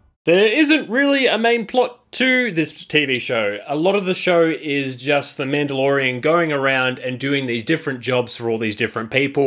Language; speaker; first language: English; native; English